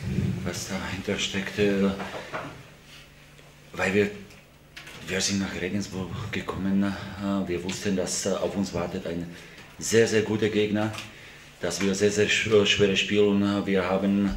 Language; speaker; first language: German; non-native, fluent; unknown